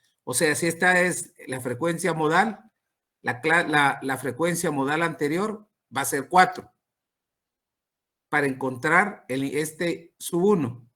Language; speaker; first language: Spanish; native; Spanish